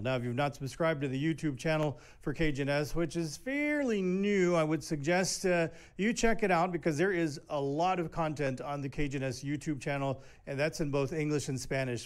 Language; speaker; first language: English; native; English